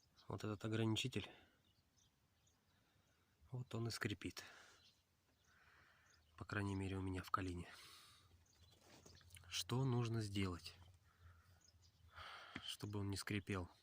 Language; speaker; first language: Russian; native; Russian